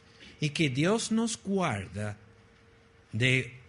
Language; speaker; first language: Portuguese; non-native, fluent; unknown